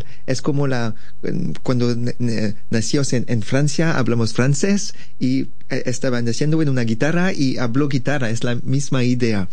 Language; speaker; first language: Spanish; non-native, learner; French